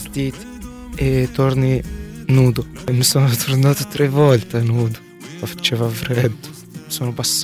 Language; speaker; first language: Italian; non-native, learner; Arabic